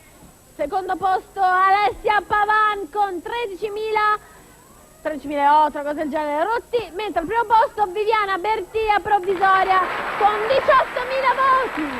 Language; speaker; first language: Italian; native; Italian